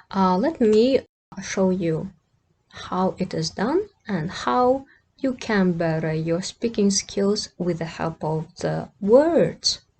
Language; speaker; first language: English; non-native, fluent; Kazakh